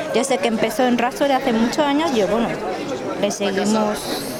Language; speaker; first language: Spanish; non-native, learner; Thai